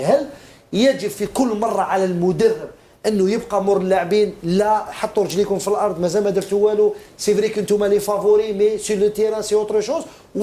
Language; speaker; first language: Arabic; native; Arabic